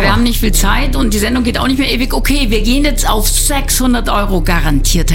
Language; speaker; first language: German; native; German